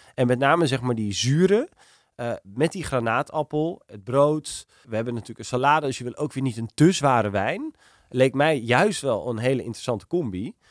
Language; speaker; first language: Dutch; native; Dutch